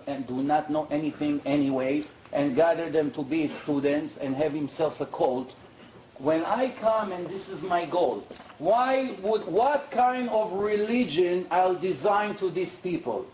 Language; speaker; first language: English; non-native, fluent; Hebrew